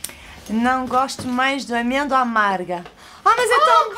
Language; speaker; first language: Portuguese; early bilingual, heritage; Portuguese